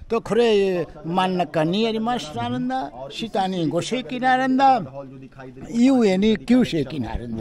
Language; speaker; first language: Japanese; non-native, learner; Hindi